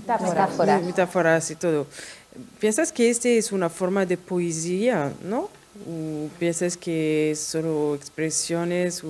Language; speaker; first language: Spanish; non-native, fluent; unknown